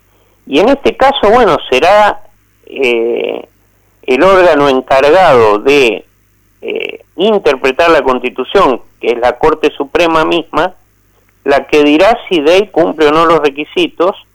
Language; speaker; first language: Spanish; native; Spanish